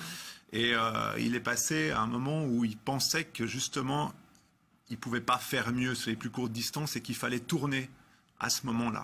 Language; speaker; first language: French; native; French